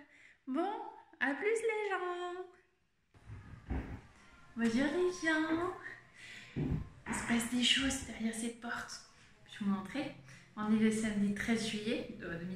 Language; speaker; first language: French; native; French